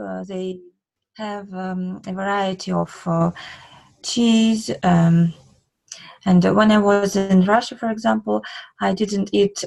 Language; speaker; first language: English; non-native, learner; Russian